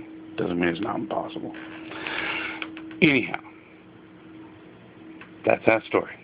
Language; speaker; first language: English; native; English